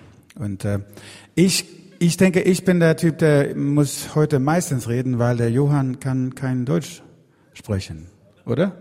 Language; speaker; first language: German; non-native, learner; Swedish